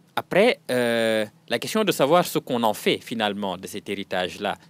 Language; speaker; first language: French; non-native, local second language; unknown